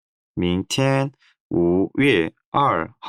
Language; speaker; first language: Chinese; non-native, learner; Korean